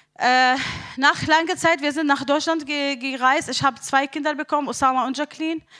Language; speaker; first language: German; non-native, learner; Arabic